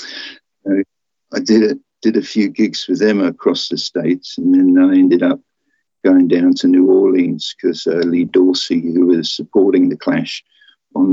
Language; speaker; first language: English; native; English